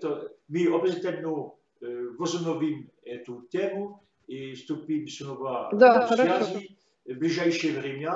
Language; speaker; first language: Russian; non-native, learner; French